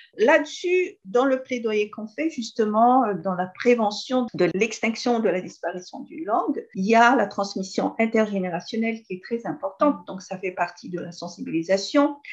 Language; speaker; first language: French; non-native, local second language; Malagasy